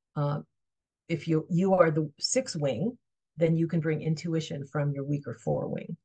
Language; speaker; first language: English; native; English